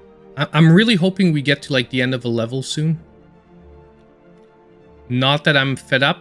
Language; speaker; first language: English; native; English